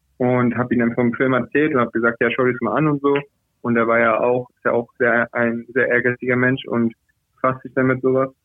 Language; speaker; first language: German; early bilingual, other home language; Portuguese